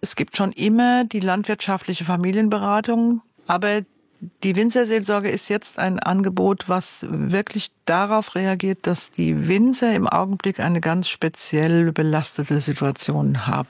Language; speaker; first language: German; native; German